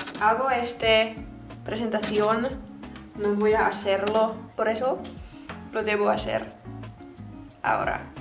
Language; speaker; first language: Spanish; non-native, learner; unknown